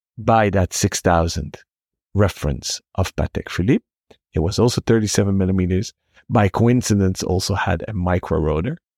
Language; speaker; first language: English; non-native, fluent; Hebrew